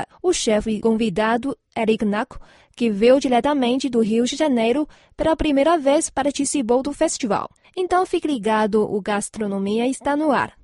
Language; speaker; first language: Portuguese; non-native, fluent; Chinese